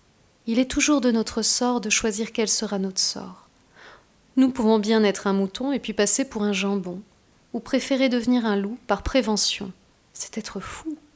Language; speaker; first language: French; native; French